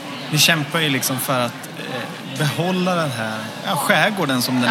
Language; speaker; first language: Swedish; native; Swedish